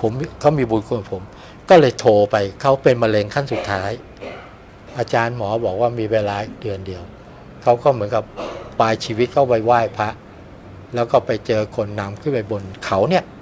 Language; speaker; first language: Thai; native; Thai